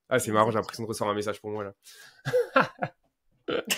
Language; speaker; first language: French; native; French